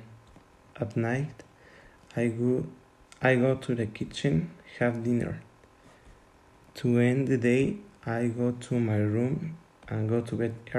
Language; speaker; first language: English; non-native, learner; Spanish